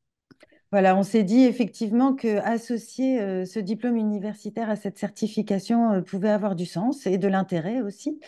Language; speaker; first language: French; native; French